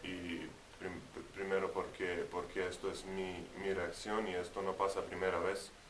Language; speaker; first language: Spanish; non-native, learner; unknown